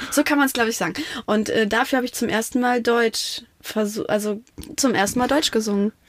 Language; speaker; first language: German; non-native, local second language; Russian